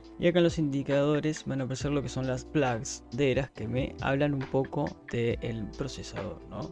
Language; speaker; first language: Spanish; native; Spanish